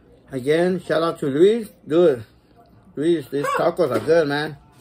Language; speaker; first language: English; early bilingual, other home language; Spanish